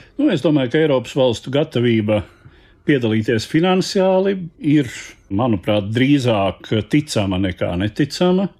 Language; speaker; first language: Latvian; native; Latvian